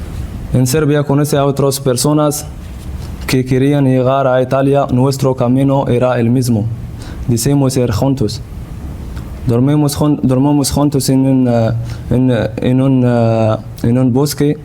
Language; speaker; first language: Spanish; non-native, learner; Central Atlas Tamazight